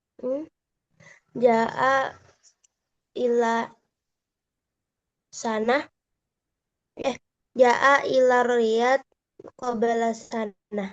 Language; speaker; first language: Arabic; non-native, learner; Indonesian